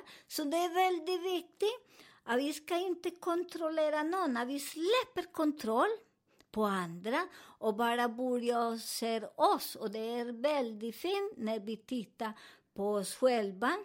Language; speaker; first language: Swedish; non-native, learner; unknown